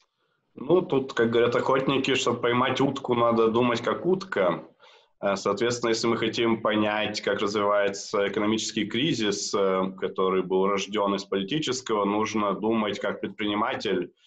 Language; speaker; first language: Russian; native; Russian